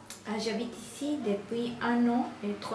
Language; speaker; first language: French; non-native, fluent; Spanish